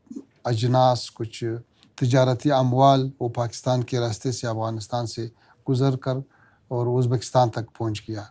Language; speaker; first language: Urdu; non-native, fluent; Pashto